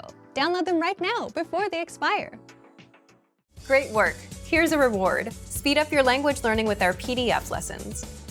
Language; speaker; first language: English; native; English